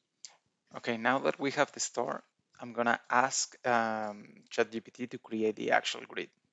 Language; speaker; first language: English; non-native, fluent; Spanish